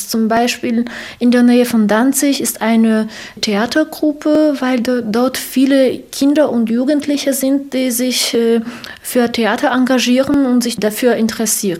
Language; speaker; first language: German; non-native, fluent; Polish